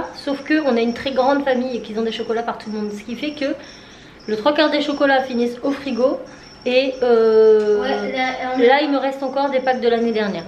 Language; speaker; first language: French; native; French